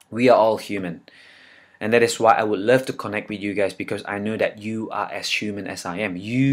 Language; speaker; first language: English; non-native, fluent; Indonesian